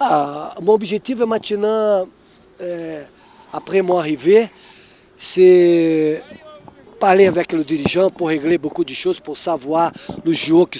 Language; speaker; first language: French; non-native, fluent; Portuguese